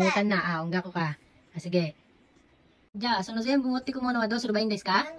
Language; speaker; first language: Japanese; early bilingual, other home language; Filipino